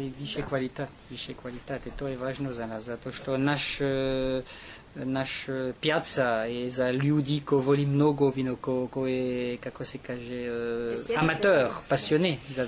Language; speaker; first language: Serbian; non-native, learner; French